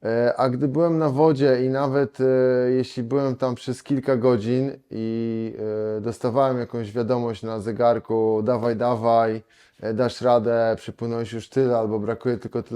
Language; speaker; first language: Polish; native; Polish